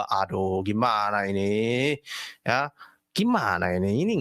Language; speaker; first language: Indonesian; native; Indonesian